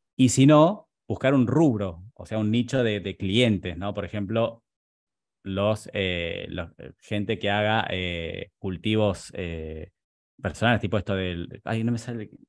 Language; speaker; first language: Spanish; native; Spanish